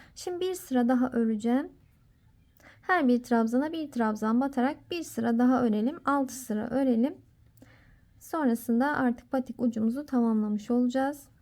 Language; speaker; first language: Turkish; native; Turkish